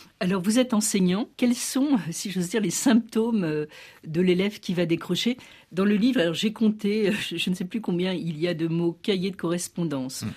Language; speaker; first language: French; native; French